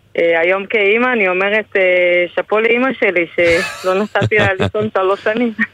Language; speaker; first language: Hebrew; early bilingual, other home language; Spanish